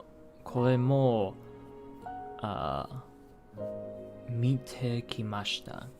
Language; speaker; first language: Japanese; non-native, learner; English